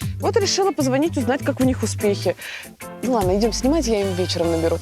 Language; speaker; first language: Russian; native; Russian